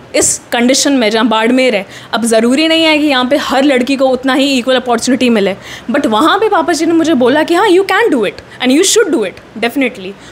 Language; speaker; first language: Hindi; native; Hindi